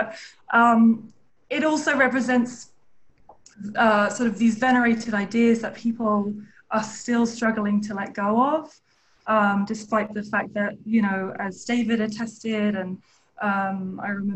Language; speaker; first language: English; native; English